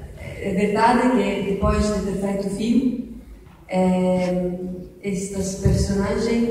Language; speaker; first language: Portuguese; non-native, learner; Italian